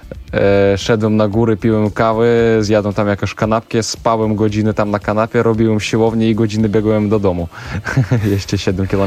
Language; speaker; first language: Polish; non-native, learner; Russian